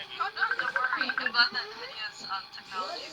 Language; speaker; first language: English; native; English